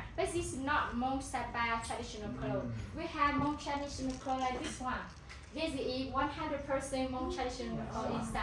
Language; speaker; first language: English; non-native, learner; Hmong